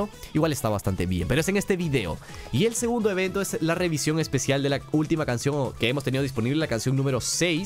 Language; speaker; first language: Spanish; native; Spanish